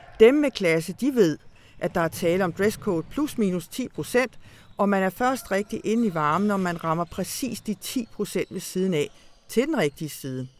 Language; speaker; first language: Danish; early bilingual, other home language; Hungarian